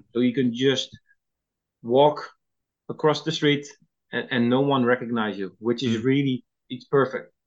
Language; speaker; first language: English; non-native, fluent; Dutch